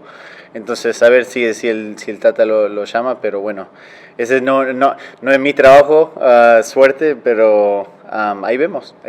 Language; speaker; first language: Spanish; early bilingual, heritage; Spanish